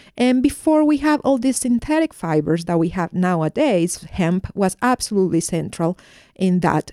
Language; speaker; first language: English; non-native, fluent; Spanish